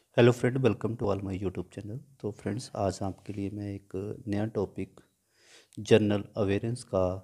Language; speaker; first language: Hindi; non-native, local second language; Punjabi